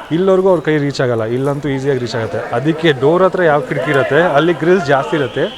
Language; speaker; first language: Kannada; non-native, local second language; Hindi